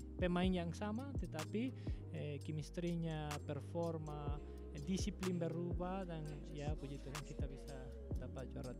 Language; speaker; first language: Indonesian; non-native, fluent; Spanish